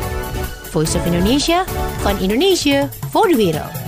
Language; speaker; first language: Dutch; non-native, fluent; Indonesian